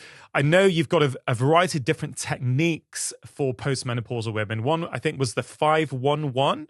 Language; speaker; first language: English; native; English